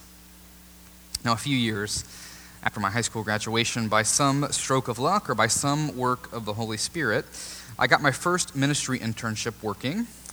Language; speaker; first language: English; native; English